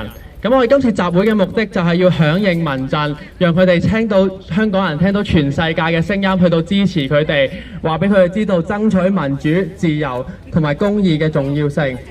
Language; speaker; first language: Cantonese; native; Cantonese